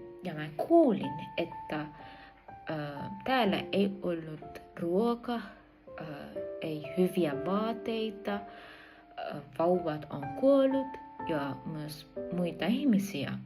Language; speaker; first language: Finnish; non-native, learner; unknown